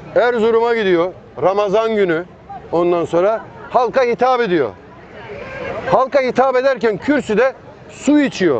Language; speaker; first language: Turkish; native; Turkish